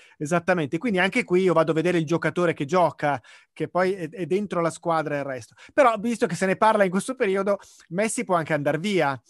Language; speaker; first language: Italian; native; Italian